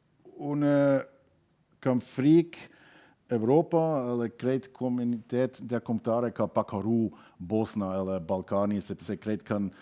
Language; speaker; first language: Albanian; non-native, fluent; German